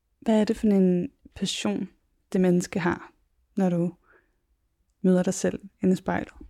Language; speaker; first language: Danish; native; Danish